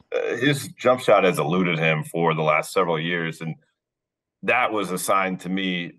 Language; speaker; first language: English; native; English